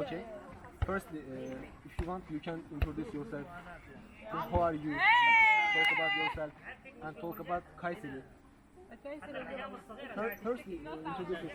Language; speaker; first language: English; non-native, learner; Turkish